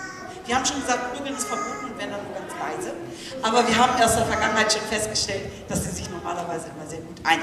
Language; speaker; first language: German; native; German